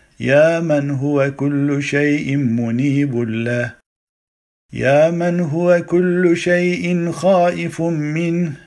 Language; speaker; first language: Arabic; non-native, fluent; Turkish